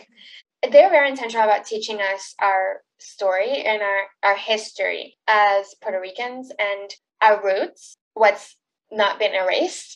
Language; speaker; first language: English; early bilingual, other home language; Spanish